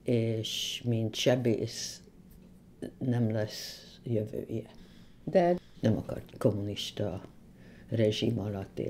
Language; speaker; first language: Hungarian; early bilingual, heritage; Hungarian